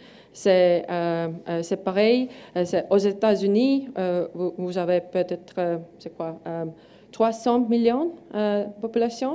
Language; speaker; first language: French; non-native, learner; Estonian